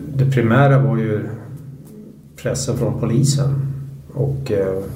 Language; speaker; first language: Swedish; native; Swedish